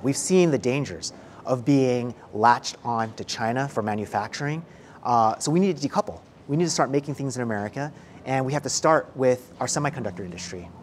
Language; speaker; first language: English; early bilingual, other home language; Chinese